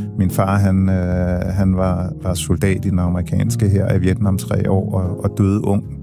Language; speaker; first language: Danish; early bilingual, other home language; English